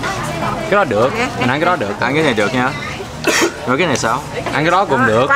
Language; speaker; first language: Vietnamese; early bilingual, heritage; English